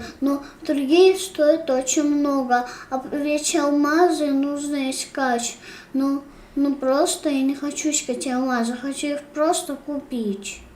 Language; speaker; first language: Russian; early bilingual, heritage; Russian